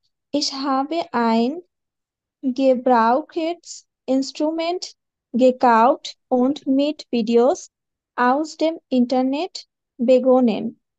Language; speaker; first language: German; non-native, learner; Bangla